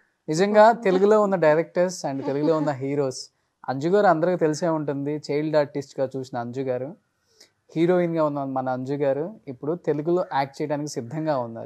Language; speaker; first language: Telugu; native; Telugu